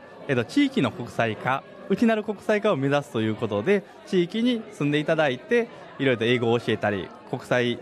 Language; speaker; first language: Japanese; native; Japanese